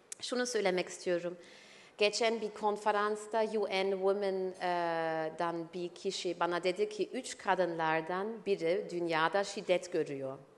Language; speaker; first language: Turkish; early bilingual, heritage; German